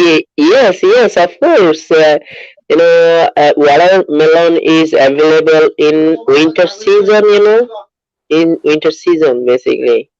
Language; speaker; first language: English; non-native, learner; Bangla